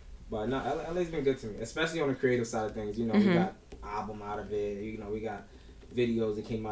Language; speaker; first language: English; early bilingual, other home language; Lingala